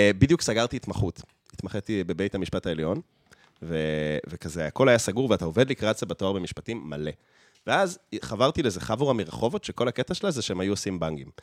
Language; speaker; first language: Hebrew; native; Hebrew